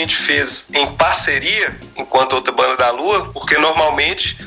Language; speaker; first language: Portuguese; native; Portuguese